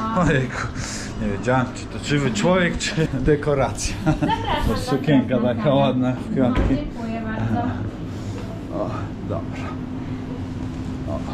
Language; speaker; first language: Polish; non-native, fluent; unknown